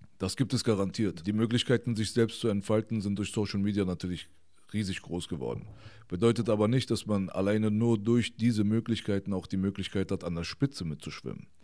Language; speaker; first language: German; early bilingual, other home language; Persian